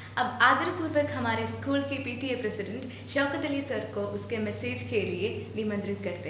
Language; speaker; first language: Hindi; non-native, local second language; Malayalam